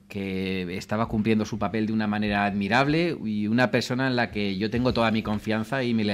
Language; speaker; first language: Spanish; native; Spanish